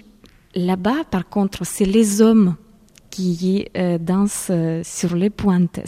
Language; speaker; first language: French; non-native, fluent; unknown